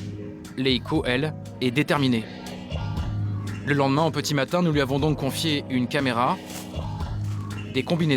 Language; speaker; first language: French; native; French